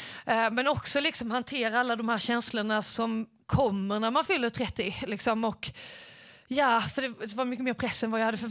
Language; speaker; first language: Swedish; native; Swedish